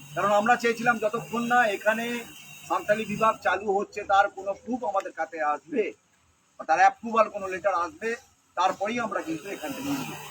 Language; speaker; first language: Bangla; non-native, local second language; Santali